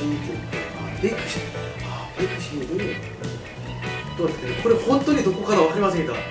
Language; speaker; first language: Japanese; non-native, learner; Korean